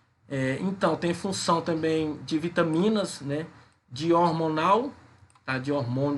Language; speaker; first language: Portuguese; native; Portuguese